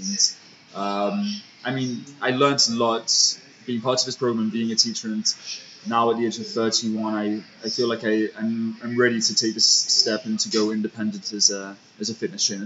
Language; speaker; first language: English; native; English